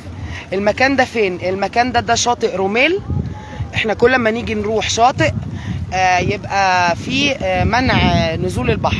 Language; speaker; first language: Arabic; native; Arabic